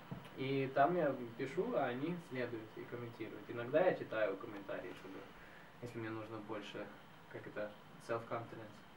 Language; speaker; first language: Russian; early bilingual, heritage; Russian